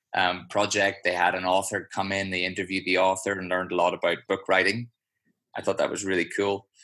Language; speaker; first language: English; native; English